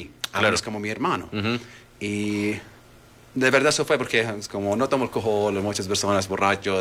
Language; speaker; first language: Spanish; non-native, learner; Arabic